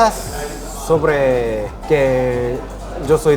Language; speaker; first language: Spanish; non-native, fluent; Korean